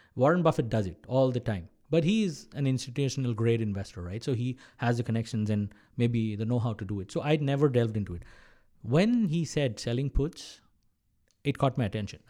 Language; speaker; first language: English; non-native, local second language; Malayalam